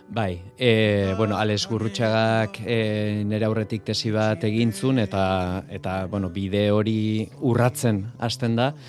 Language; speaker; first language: Basque; native; Basque